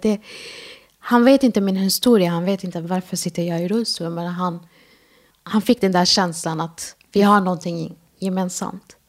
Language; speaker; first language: Swedish; non-native, fluent; Arabic